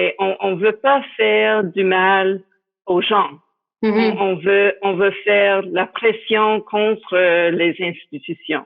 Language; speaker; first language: French; non-native, fluent; English